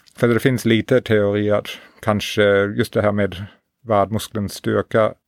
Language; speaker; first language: Swedish; non-native, fluent; English